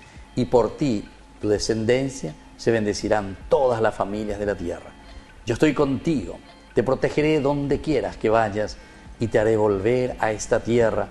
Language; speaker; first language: Spanish; native; Spanish